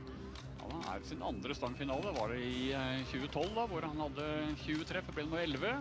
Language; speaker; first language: Norwegian; native; Norwegian